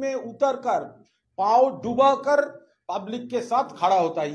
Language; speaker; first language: Hindi; non-native, local second language; Bangla